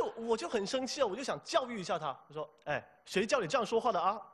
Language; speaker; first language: Chinese; native; Chinese